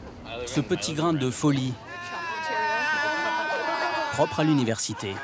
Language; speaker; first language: French; native; French